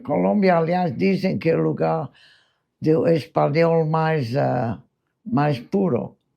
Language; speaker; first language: Portuguese; non-native, fluent; English